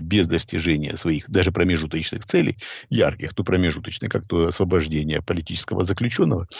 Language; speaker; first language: Russian; native; Russian